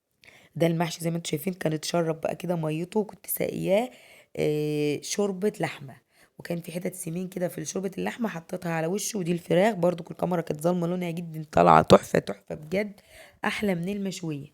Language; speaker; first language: Arabic; native; Arabic